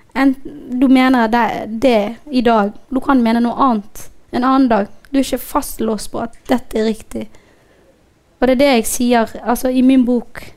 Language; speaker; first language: Norwegian; non-native, fluent; Somali